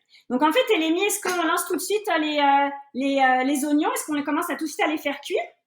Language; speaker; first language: French; native; French